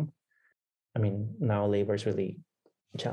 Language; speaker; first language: English; non-native, fluent; Spanish